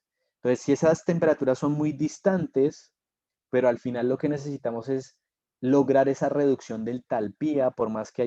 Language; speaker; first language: Spanish; native; Spanish